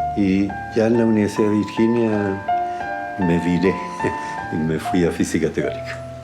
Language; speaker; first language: Spanish; early bilingual, other home language; German